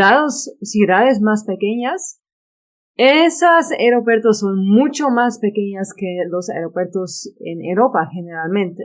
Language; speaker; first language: Spanish; non-native, fluent; Dutch